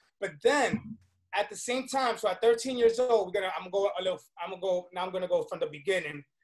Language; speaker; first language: English; early bilingual, other home language; Spanish